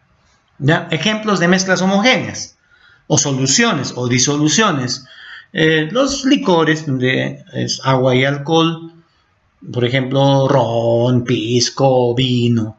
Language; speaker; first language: Spanish; native; Spanish